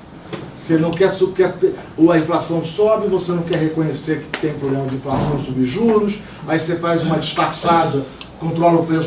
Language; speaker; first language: Portuguese; native; Portuguese